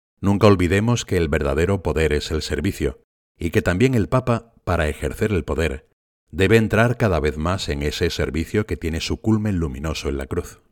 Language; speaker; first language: Spanish; native; Spanish